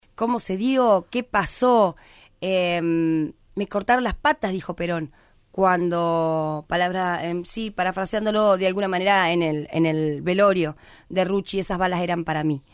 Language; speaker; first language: Spanish; native; Spanish